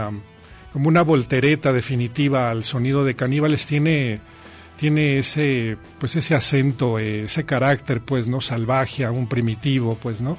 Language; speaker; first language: Spanish; native; Spanish